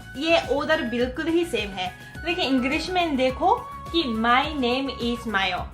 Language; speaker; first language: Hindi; non-native, fluent; Japanese